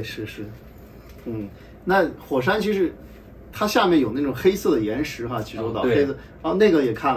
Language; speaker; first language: Chinese; native; Chinese